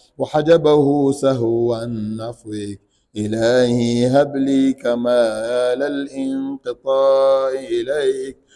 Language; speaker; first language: Arabic; non-native, fluent; Ganda